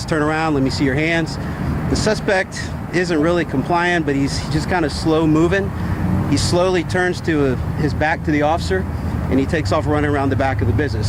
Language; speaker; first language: English; native; English